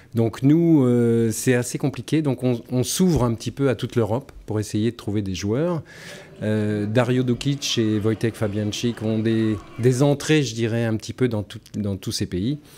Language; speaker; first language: French; native; French